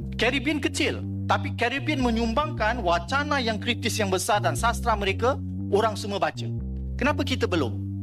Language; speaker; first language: Malay; native; Malay